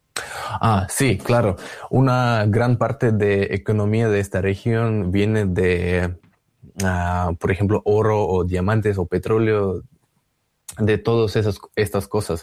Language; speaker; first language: Spanish; non-native, learner; Russian